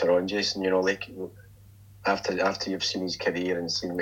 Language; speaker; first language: English; native; English